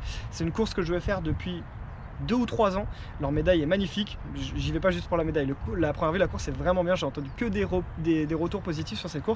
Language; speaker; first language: French; native; French